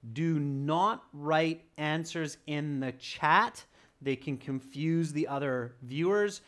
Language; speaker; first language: English; native; English